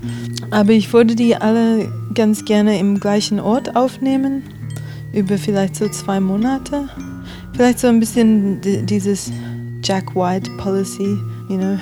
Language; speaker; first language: German; non-native, fluent; English